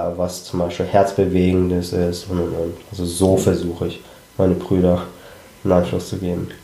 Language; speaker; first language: German; early bilingual, other home language; Cantonese